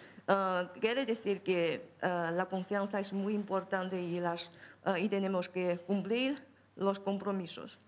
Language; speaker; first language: Spanish; non-native, fluent; Chinese